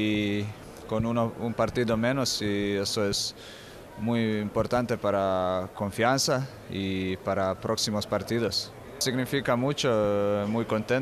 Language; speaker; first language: Spanish; non-native, fluent; Croatian